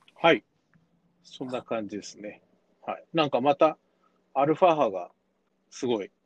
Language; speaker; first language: Japanese; early bilingual, heritage; Japanese